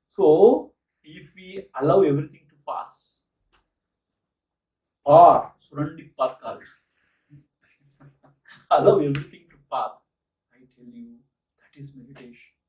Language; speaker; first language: English; non-native, local second language; Tamil